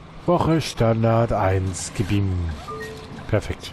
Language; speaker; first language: German; native; German